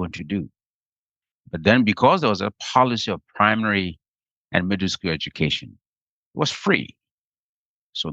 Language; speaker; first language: English; non-native, local second language; Akan